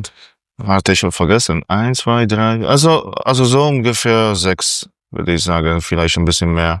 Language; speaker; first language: German; non-native, fluent; Polish